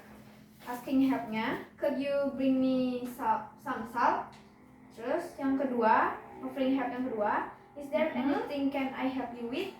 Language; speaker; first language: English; non-native, learner; Indonesian